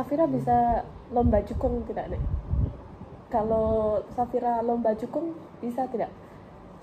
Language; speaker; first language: Indonesian; early bilingual, heritage; English